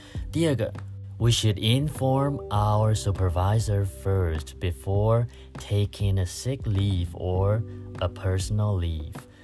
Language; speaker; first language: English; non-native, fluent; Chinese